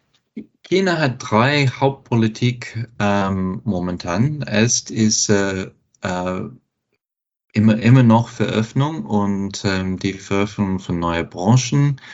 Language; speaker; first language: German; non-native, fluent; English